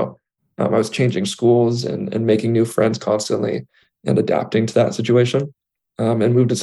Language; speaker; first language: English; native; English